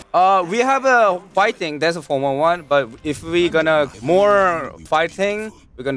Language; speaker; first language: English; non-native, learner; Korean